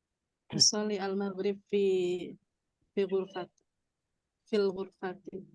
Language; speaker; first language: Arabic; non-native, learner; Indonesian